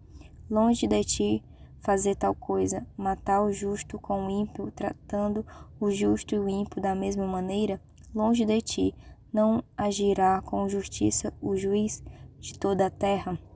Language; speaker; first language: Portuguese; native; Portuguese